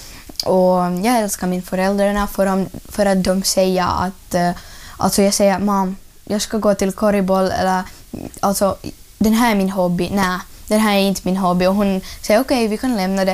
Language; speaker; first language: Swedish; non-native, learner; Russian